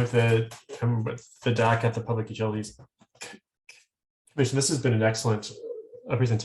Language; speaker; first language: English; native; English